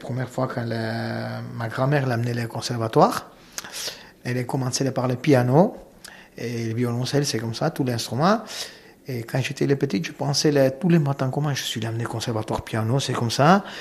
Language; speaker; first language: French; non-native, learner; Armenian